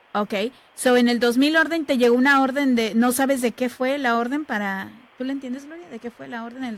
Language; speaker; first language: Spanish; native; Spanish